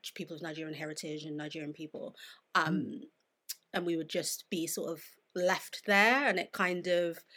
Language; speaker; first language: English; native; English